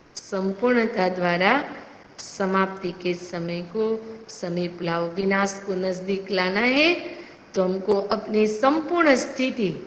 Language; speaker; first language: Hindi; non-native, local second language; Gujarati